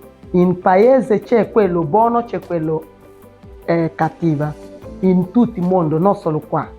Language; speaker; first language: Italian; non-native, learner; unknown